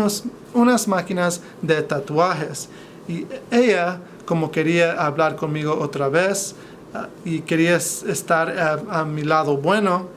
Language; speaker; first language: Spanish; non-native, fluent; English